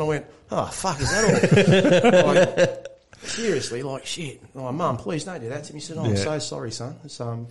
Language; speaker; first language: English; native; English